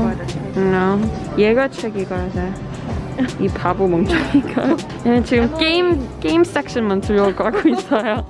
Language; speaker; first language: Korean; early bilingual, heritage; English